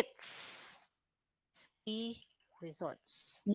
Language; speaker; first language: English; non-native, fluent; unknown